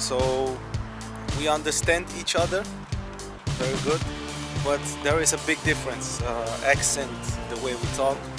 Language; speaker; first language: English; non-native, learner; Portuguese